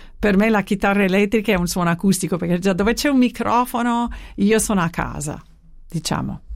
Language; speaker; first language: Italian; non-native, fluent; English